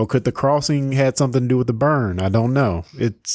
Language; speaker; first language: English; native; English